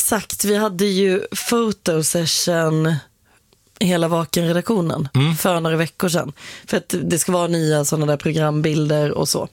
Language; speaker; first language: Swedish; native; Swedish